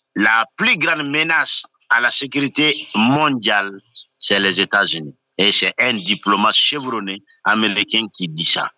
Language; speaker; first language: French; non-native, local second language; Bambara